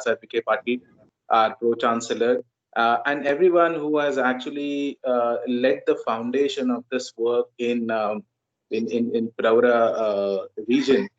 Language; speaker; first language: English; non-native, local second language; Marathi